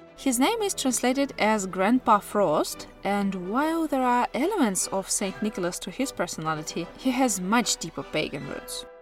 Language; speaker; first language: English; non-native, fluent; Russian